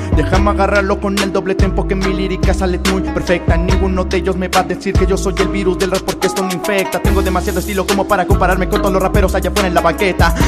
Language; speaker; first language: Spanish; native; Spanish